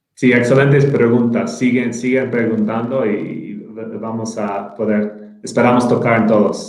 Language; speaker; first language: Spanish; non-native, fluent; English